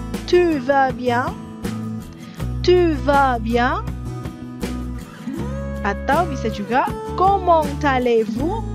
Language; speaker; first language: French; non-native, fluent; Indonesian